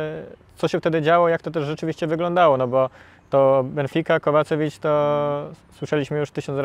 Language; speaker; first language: Polish; native; Polish